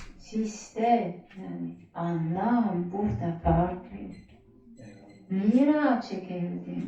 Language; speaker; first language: Turkish; non-native, learner; German